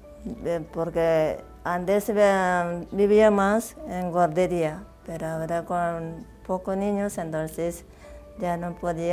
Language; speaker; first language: Spanish; non-native, learner; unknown